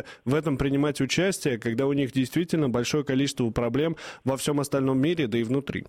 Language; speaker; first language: Russian; native; Russian